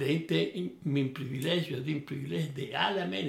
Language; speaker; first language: Swedish; non-native, learner; Spanish